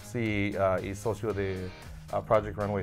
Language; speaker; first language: Spanish; non-native, learner; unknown